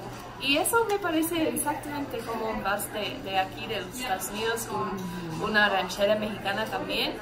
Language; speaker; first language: Spanish; early bilingual, heritage; English